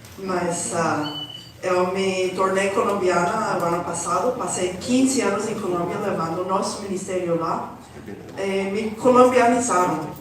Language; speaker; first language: Portuguese; non-native, fluent; Spanish